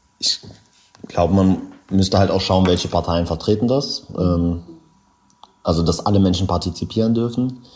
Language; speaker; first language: German; native; German